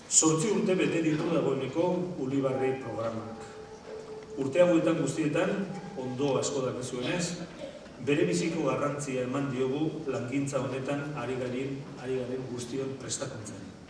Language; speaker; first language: Basque; native; Basque